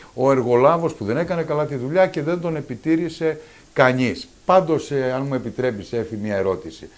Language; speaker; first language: Greek; native; Greek